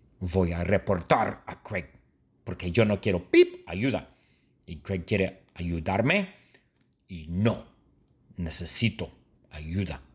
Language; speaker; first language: Spanish; non-native, fluent; English